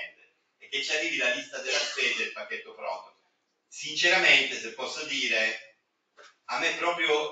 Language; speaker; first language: Italian; native; Italian